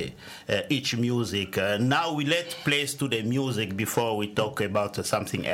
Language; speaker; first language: English; non-native, learner; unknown